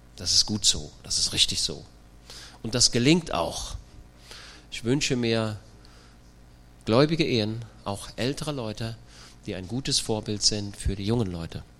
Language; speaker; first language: German; native; German